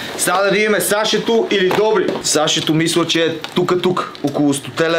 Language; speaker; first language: Bulgarian; native; Bulgarian